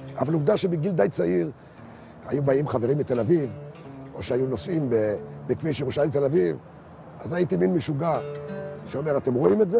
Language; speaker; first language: Hebrew; native; Hebrew